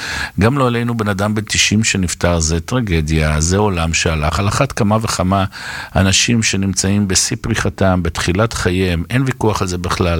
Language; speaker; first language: Hebrew; native; Hebrew